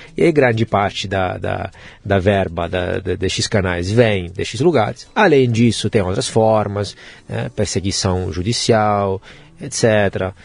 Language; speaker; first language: Portuguese; non-native, fluent; Italian